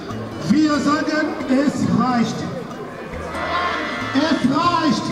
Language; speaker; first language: German; non-native, fluent; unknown